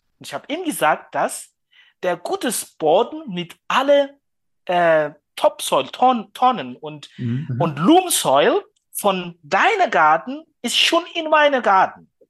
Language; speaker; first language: German; non-native, learner; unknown